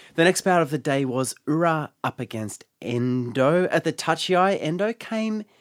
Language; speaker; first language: English; native; English